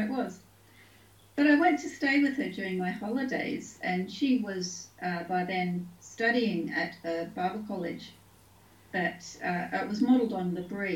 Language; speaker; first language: English; native; English